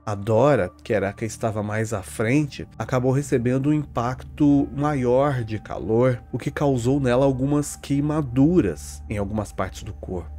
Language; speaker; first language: Portuguese; native; Portuguese